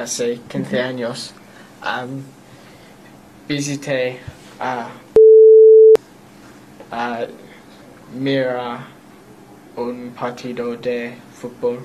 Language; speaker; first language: Spanish; non-native, learner; English